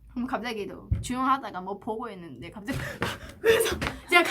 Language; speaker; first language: Korean; non-native, learner; Chinese